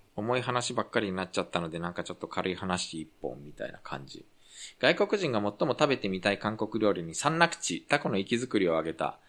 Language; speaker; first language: Japanese; native; Japanese